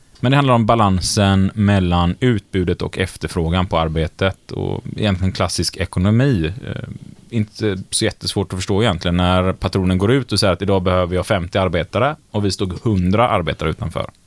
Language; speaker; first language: Swedish; native; Swedish